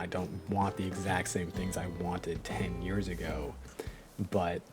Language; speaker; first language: English; native; English